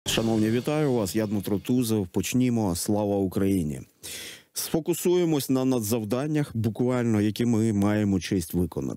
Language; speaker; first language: Ukrainian; native; Ukrainian